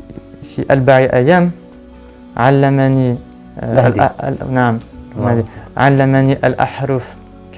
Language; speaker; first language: Arabic; non-native, learner; French